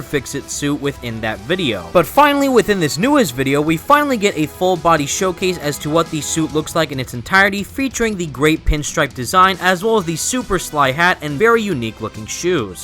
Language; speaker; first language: English; native; English